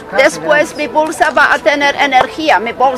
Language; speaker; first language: Spanish; non-native, learner; English